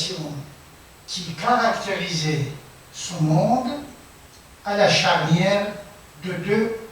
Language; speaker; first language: French; non-native, fluent; Persian